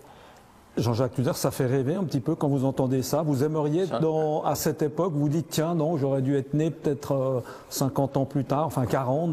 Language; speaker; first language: French; native; French